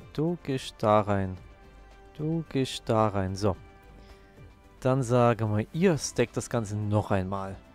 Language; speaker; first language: German; native; German